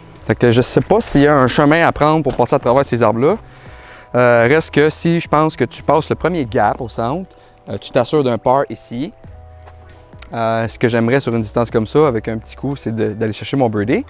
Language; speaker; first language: French; native; French